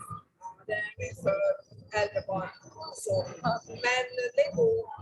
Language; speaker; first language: Swedish; non-native, learner; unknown